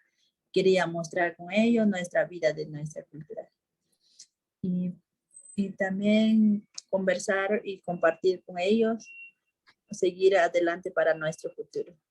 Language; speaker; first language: Spanish; non-native, local second language; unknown